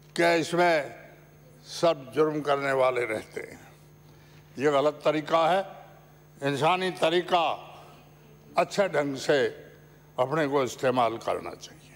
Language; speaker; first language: Hindi; native; Hindi